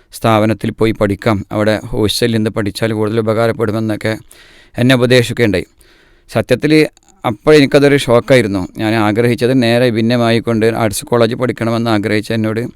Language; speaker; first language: Malayalam; native; Malayalam